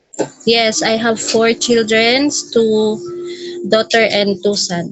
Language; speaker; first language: English; non-native, local second language; Filipino